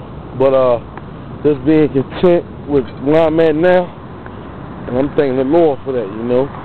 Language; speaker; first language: English; native; English